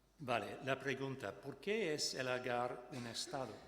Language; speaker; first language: Spanish; non-native, fluent; English